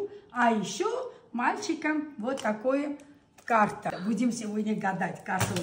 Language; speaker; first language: Russian; non-native, local second language; Armenian